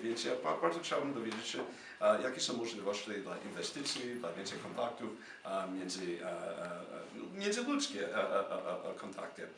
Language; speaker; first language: Polish; non-native, fluent; English